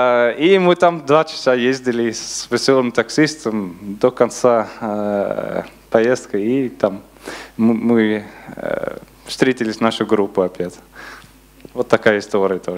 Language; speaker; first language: Russian; non-native, learner; Dutch